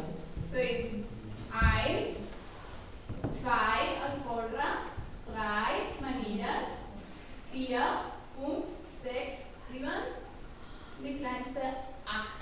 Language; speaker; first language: German; non-native, learner; Catalan